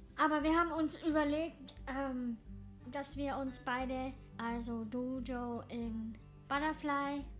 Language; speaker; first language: German; non-native, local second language; English